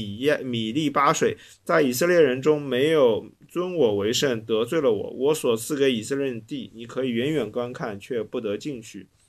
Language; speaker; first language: Chinese; native; Chinese